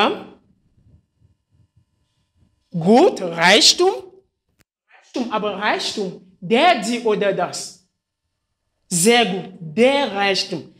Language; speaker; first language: German; non-native, fluent; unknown